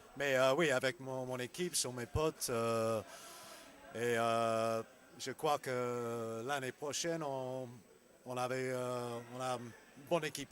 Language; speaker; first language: French; non-native, learner; English